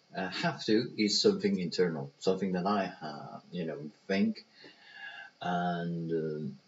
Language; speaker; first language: English; non-native, fluent; Persian